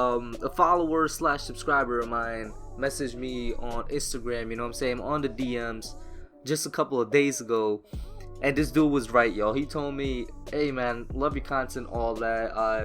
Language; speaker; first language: English; native; English